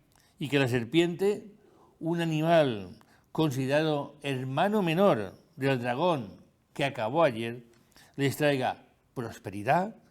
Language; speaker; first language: Spanish; native; Spanish